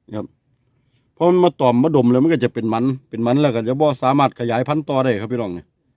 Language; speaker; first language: Thai; native; Thai